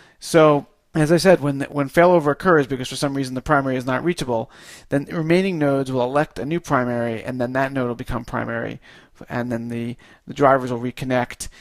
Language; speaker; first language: English; native; English